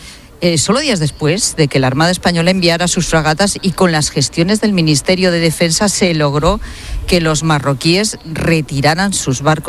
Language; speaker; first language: Spanish; native; Spanish